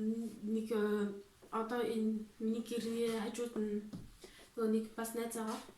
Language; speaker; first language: Mongolian; early bilingual, heritage; Mongolian